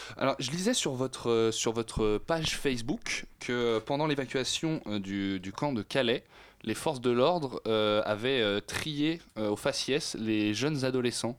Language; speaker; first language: French; native; French